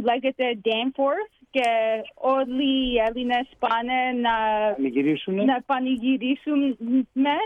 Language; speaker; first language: Greek; early bilingual, heritage; Greek